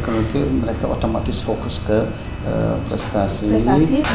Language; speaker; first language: Indonesian; non-native, fluent; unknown